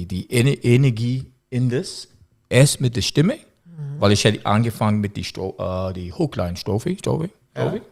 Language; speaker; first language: German; non-native, learner; English